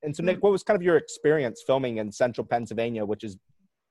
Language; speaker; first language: English; native; English